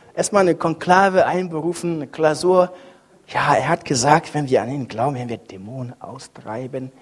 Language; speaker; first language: German; non-native, fluent; French